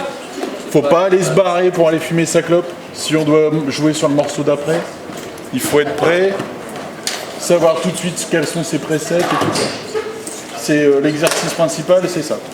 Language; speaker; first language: French; native; French